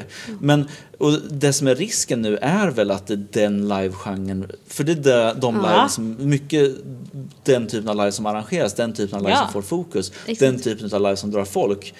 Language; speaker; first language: Swedish; native; Swedish